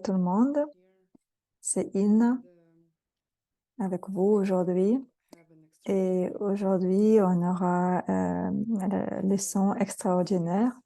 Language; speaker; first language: French; non-native, fluent; Russian